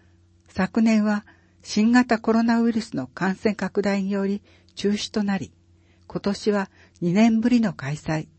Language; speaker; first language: Japanese; native; Japanese